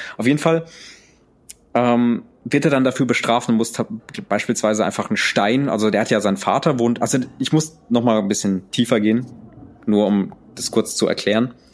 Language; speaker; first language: German; early bilingual, other home language; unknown